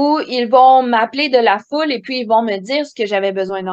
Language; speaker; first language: French; native; French